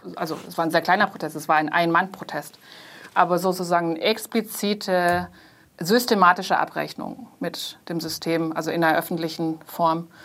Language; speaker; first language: German; non-native, fluent; Chinese